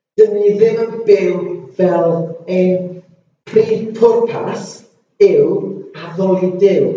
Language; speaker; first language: Welsh; non-native, local second language; English